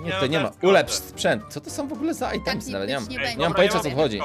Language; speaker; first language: Polish; native; Polish